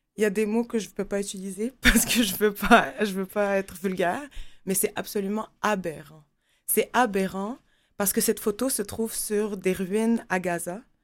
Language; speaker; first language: French; non-native, local second language; Arabic